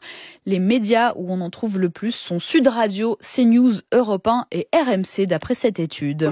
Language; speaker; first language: French; native; French